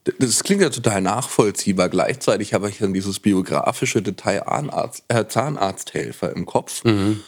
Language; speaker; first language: German; native; German